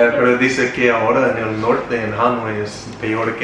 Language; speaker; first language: Spanish; non-native, learner; English